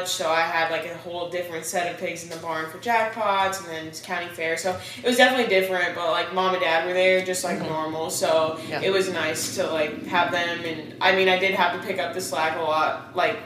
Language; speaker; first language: English; native; English